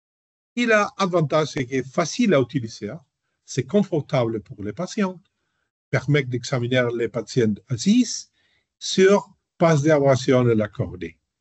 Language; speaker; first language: French; non-native, learner; Spanish